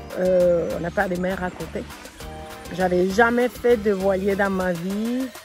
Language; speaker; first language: French; non-native, fluent; Spanish